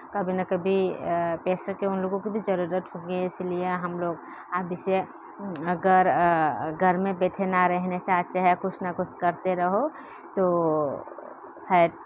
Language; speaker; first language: Hindi; non-native, local second language; Kok Borok